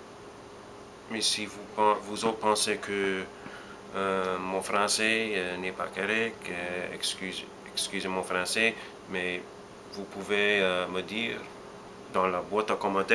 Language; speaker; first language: French; early bilingual, heritage; French